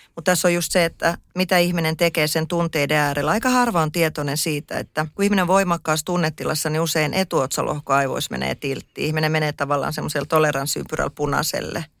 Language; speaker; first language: Finnish; native; Finnish